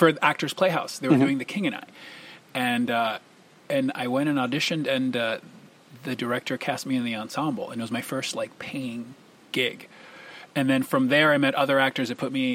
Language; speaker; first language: English; early bilingual, other home language; Spanish